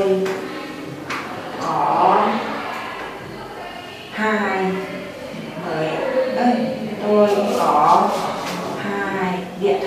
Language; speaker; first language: Vietnamese; non-native, learner; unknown